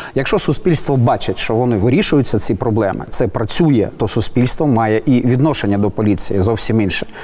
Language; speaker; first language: Ukrainian; non-native, local second language; Russian